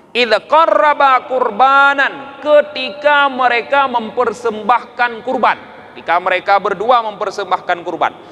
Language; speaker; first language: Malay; non-native, local second language; Achinese